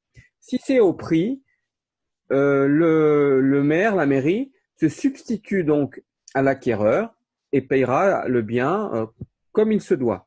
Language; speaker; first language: French; native; French